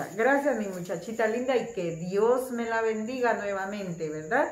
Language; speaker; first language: Spanish; native; Spanish